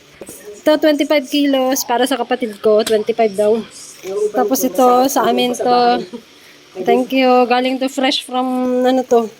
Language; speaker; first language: Filipino; native; Filipino